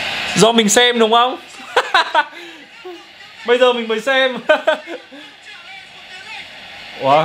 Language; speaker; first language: Vietnamese; native; Vietnamese